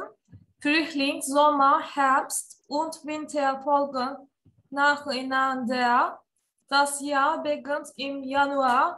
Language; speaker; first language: German; non-native, learner; Turkish